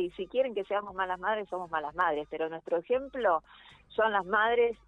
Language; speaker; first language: Spanish; native; Spanish